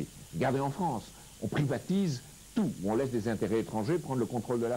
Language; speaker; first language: French; native; French